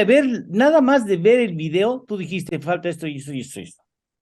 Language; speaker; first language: Spanish; native; Spanish